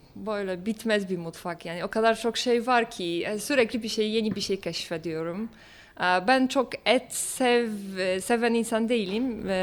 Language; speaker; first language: Turkish; non-native, fluent; Polish